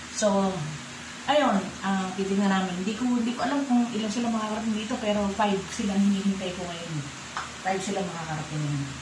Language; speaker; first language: Filipino; native; Filipino